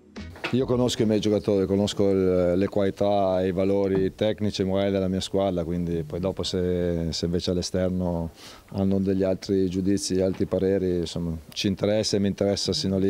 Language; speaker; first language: Italian; native; Italian